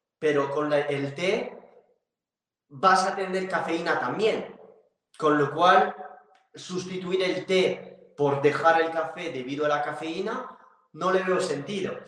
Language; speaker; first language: Spanish; non-native, fluent; French